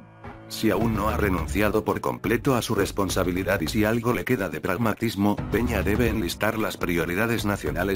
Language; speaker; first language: Spanish; native; Spanish